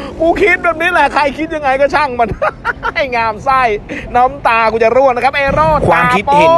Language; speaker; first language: Thai; native; Thai